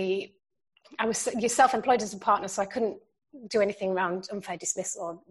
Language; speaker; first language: English; native; English